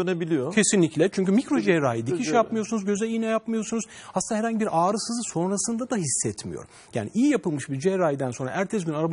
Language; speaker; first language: Turkish; native; Turkish